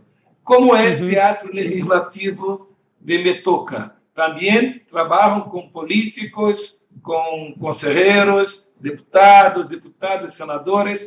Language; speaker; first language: Spanish; non-native, learner; Portuguese